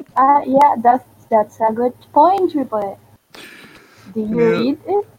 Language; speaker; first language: English; non-native, fluent; Spanish